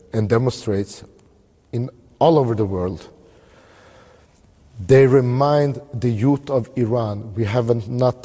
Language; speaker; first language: English; non-native, fluent; Armenian